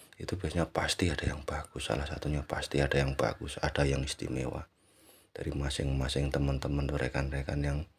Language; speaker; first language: Indonesian; native; Indonesian